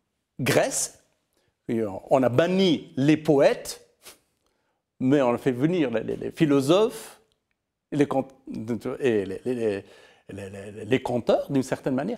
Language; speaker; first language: French; non-native, fluent; Persian